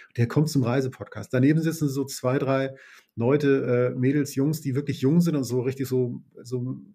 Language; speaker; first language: German; native; German